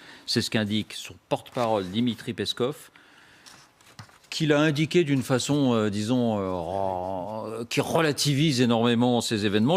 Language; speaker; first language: French; native; French